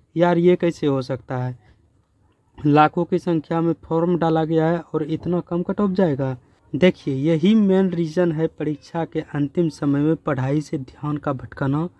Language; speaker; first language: Hindi; native; Hindi